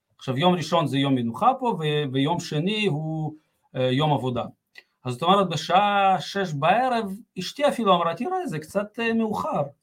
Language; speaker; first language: Hebrew; early bilingual, other home language; Russian